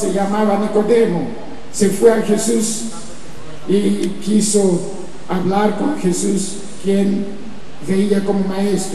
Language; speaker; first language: Spanish; non-native, fluent; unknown